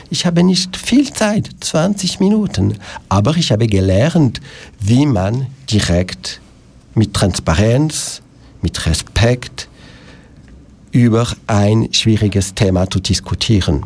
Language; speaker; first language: German; non-native, local second language; French